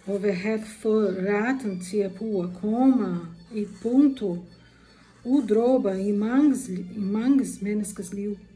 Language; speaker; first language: Danish; non-native, learner; Portuguese